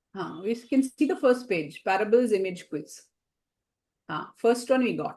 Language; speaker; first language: English; non-native, local second language; Hindi